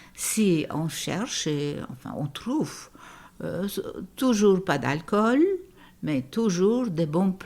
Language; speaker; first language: French; non-native, fluent; Turkish